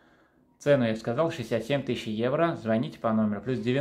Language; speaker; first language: Russian; non-native, fluent; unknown